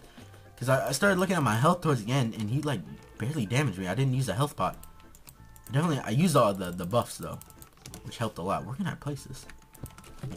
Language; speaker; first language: English; native; English